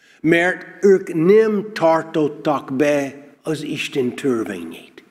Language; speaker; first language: Hungarian; non-native, learner; English